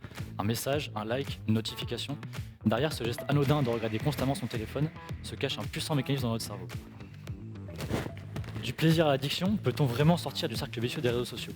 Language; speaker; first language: French; native; French